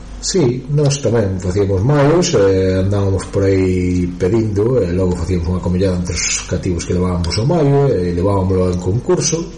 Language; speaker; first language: Galician; native; Galician